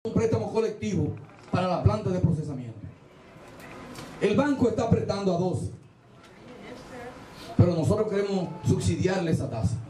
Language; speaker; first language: Spanish; native; Spanish